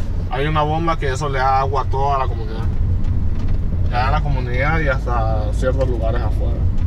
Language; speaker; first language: Spanish; early bilingual, heritage; Spanish